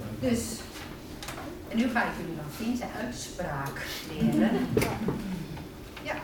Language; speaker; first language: Dutch; non-native, fluent; Finnish